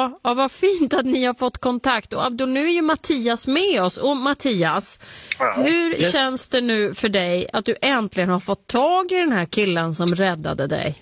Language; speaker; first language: Swedish; native; Swedish